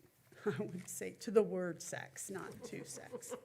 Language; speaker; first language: English; native; English